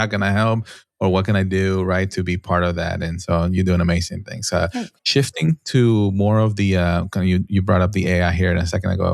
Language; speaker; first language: English; non-native, fluent; Spanish